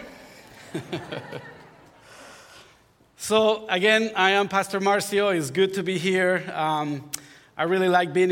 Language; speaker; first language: English; non-native, fluent; Spanish